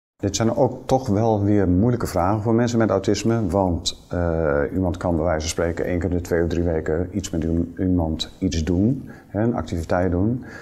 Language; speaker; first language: Dutch; native; Dutch